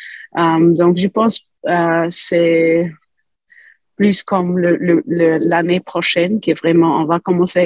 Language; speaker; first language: French; non-native, fluent; English